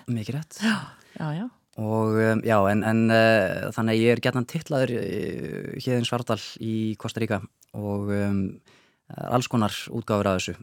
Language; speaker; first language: Icelandic; native; Icelandic